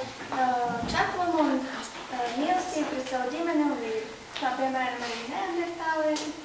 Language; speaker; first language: Latvian; native; Latvian